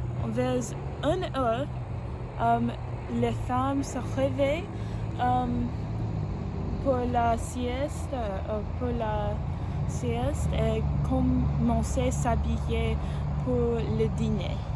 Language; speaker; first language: French; non-native, learner; English